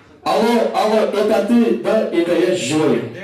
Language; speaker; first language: Russian; non-native, local second language; Kyrgyz